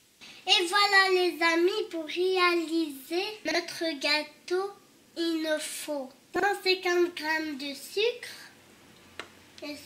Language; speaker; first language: French; non-native, fluent; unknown